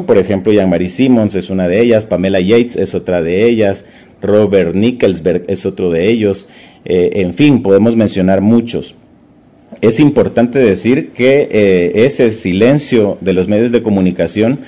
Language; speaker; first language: Spanish; native; Spanish